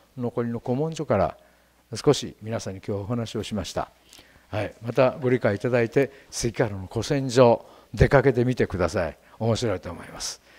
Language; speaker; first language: Japanese; native; Japanese